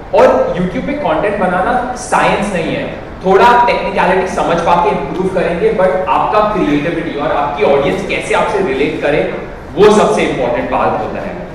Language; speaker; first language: Hindi; non-native, local second language; Odia